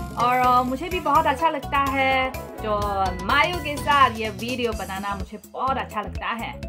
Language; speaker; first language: Hindi; non-native, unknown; Chinese